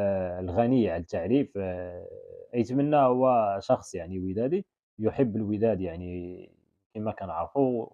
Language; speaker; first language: Arabic; native; Arabic